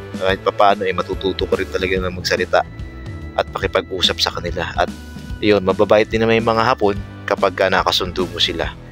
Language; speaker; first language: Filipino; native; Filipino